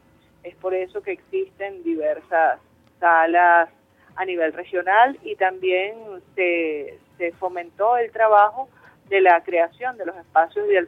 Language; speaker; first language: Spanish; native; Spanish